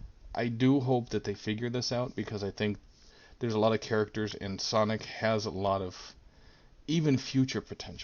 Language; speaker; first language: English; native; English